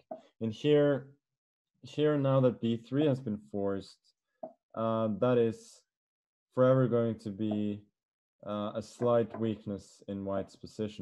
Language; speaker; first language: English; non-native, fluent; Norwegian